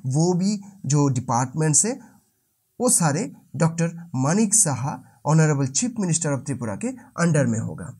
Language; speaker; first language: Hindi; non-native, local second language; Bangla